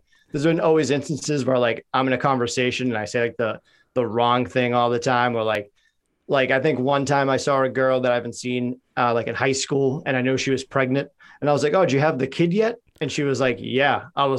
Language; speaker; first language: English; native; English